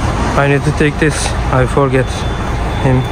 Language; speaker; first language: English; non-native, learner; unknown